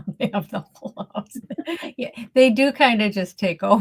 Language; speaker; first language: English; native; English